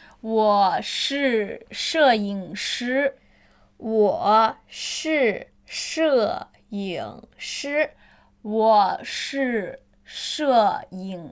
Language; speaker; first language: Chinese; non-native, learner; Spanish